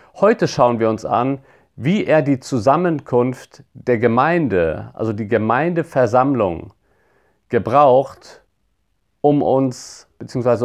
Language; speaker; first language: German; native; German